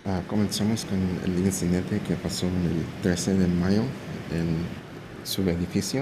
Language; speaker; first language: Spanish; early bilingual, heritage; English